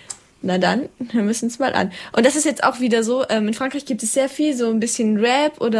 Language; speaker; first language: German; non-native, learner; French